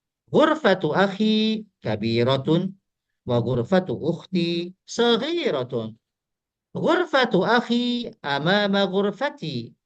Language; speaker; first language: Arabic; non-native, fluent; Indonesian